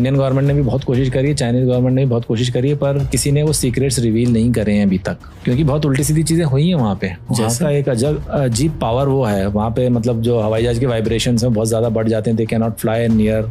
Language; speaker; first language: Hindi; native; Hindi